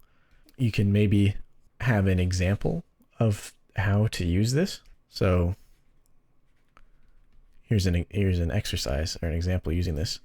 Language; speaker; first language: English; native; English